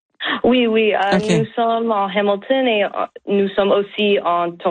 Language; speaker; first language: French; non-native, local second language; English